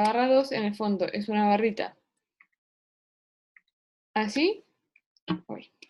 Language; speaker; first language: Spanish; native; Spanish